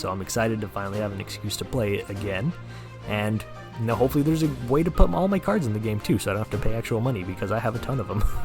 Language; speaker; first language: English; native; English